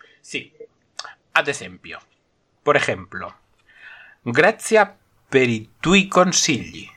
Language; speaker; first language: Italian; non-native, learner; Spanish